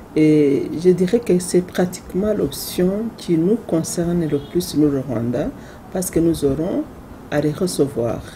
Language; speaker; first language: French; non-native, local second language; Kinyarwanda